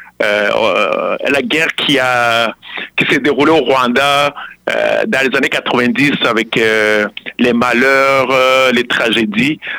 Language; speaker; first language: French; non-native, local second language; Kinyarwanda